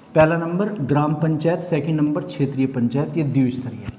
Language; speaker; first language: Hindi; native; Hindi